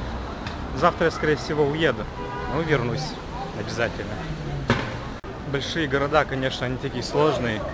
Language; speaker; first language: Russian; native; Russian